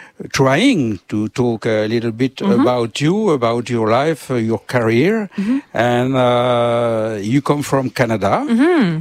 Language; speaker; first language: English; non-native, learner; French